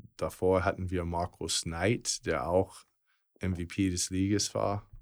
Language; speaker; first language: German; non-native, fluent; English